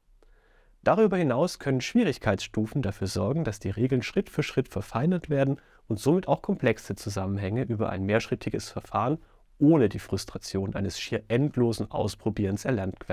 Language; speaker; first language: German; native; German